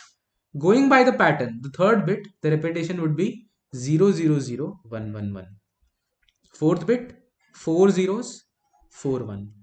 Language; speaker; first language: English; non-native, local second language; Hindi